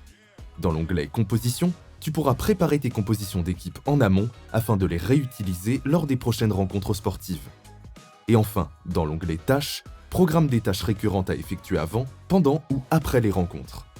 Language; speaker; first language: French; native; French